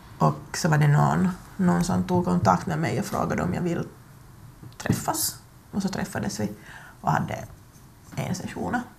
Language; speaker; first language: Swedish; native; Swedish